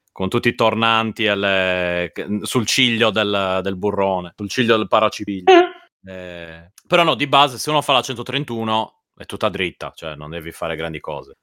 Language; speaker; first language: Italian; native; Italian